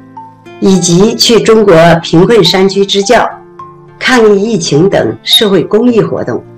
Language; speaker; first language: Chinese; native; Chinese